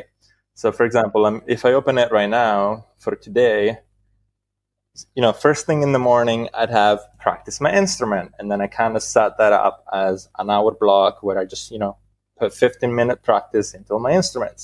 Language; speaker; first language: English; non-native, fluent; Italian